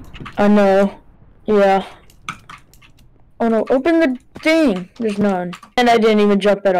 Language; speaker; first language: English; native; English